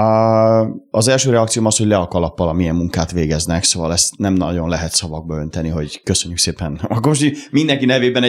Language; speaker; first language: Hungarian; native; Hungarian